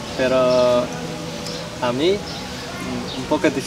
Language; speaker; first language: Spanish; non-native, learner; Uzbek